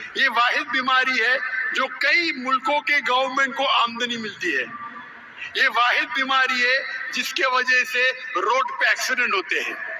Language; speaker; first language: Urdu; non-native, local second language; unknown